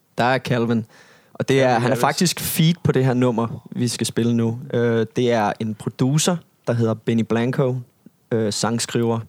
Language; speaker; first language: Danish; native; Danish